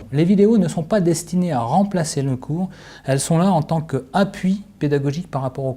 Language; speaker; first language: French; native; French